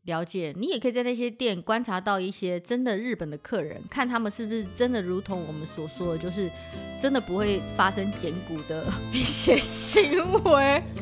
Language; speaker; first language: Chinese; native; Chinese